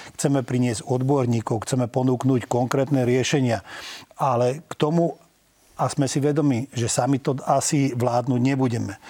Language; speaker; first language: Slovak; non-native, local second language; Hungarian